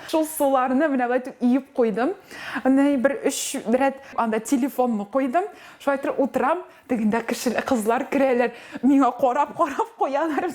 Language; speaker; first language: Tatar; native; Tatar